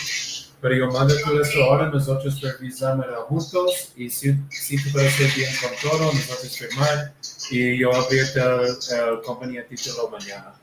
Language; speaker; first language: Spanish; non-native, learner; English